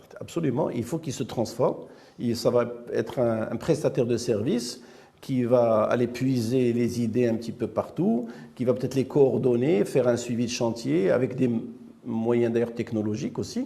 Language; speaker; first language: French; non-native, local second language; Arabic